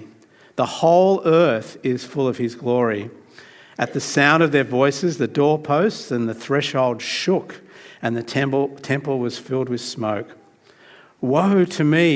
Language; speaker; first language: English; native; English